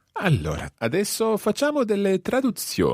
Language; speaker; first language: Italian; non-native, fluent; English